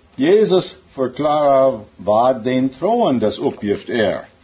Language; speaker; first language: Swedish; non-native, learner; English